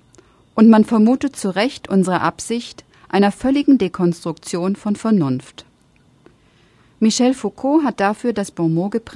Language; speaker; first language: German; native; German